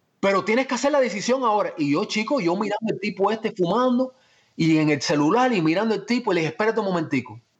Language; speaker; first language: Spanish; early bilingual, heritage; Spanish